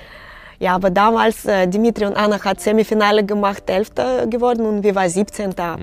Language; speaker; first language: German; non-native, fluent; Russian